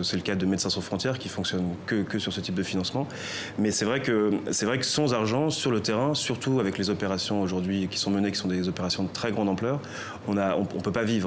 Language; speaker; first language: French; native; French